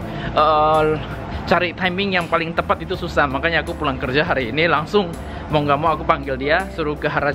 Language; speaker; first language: Indonesian; native; Indonesian